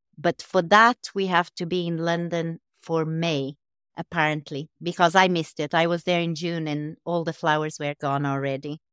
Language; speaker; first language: English; non-native, fluent; Portuguese